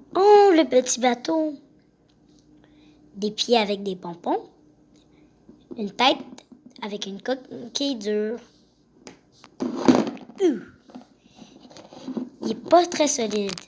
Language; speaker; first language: French; native; French